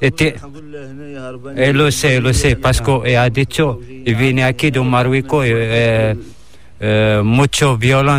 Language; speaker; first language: Spanish; non-native, learner; Arabic